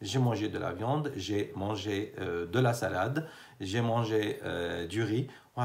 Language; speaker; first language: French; non-native, fluent; Arabic